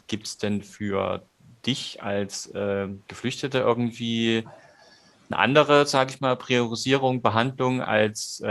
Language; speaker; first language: German; native; German